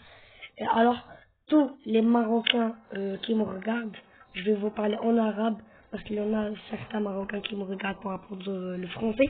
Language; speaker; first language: French; native; French